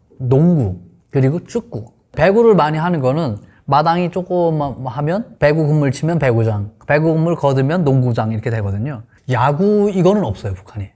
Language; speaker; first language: Korean; native; Korean